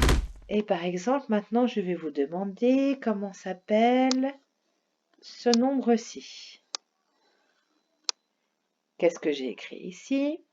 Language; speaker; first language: French; native; French